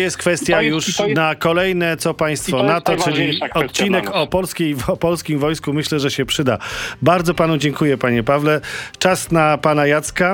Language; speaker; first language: Polish; native; Polish